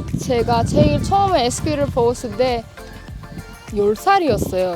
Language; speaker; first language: Korean; non-native, learner; Persian